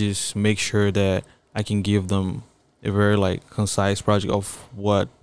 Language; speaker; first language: English; non-native, local second language; French